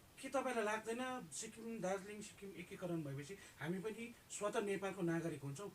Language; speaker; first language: Nepali; native; Nepali